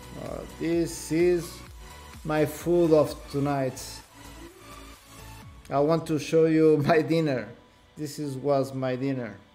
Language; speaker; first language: English; non-native, learner; Portuguese